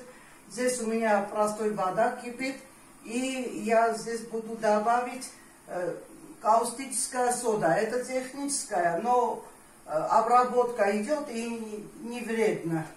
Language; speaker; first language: Russian; non-native, fluent; Armenian